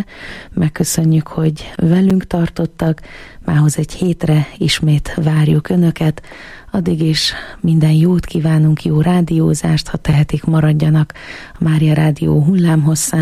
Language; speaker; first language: Hungarian; native; Hungarian